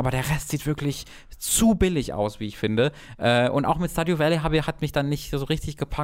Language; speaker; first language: German; native; German